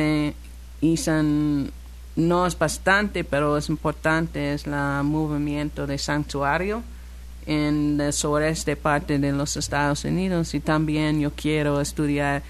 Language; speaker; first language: Spanish; non-native, learner; English